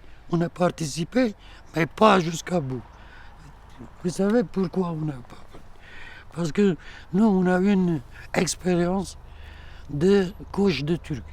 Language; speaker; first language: French; non-native, learner; Kurdish